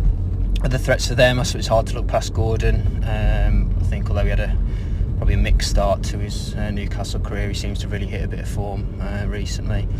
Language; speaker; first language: English; native; English